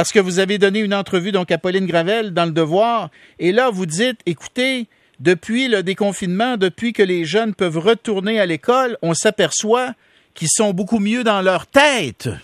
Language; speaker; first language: French; native; French